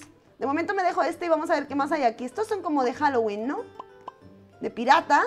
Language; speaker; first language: Spanish; native; Spanish